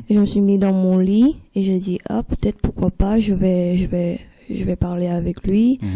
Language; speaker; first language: French; non-native, fluent; Vietnamese